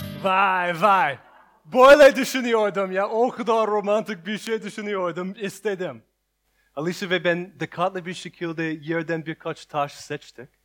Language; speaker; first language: Turkish; non-native, learner; English